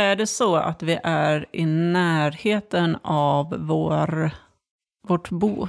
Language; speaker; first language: Swedish; native; Swedish